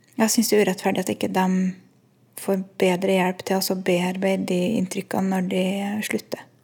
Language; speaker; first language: Norwegian; native; Norwegian